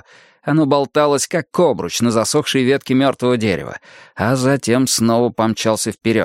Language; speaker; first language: Russian; native; Russian